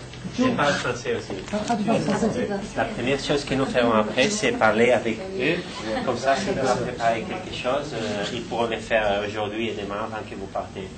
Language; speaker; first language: French; non-native, fluent; Spanish